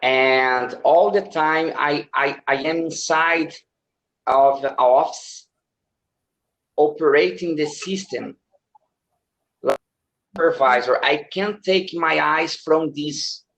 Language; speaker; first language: English; non-native, learner; Portuguese